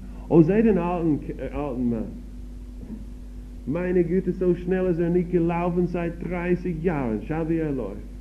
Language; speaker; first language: German; non-native, fluent; English